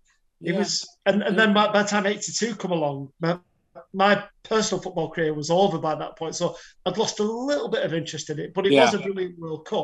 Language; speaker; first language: English; native; English